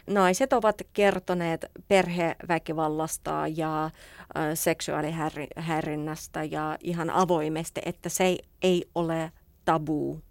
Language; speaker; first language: Finnish; non-native, fluent; Russian